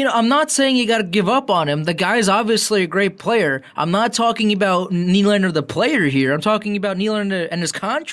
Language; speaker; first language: English; native; English